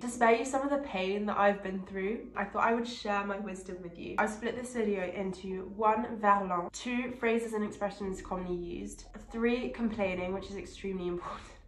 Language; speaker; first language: English; native; English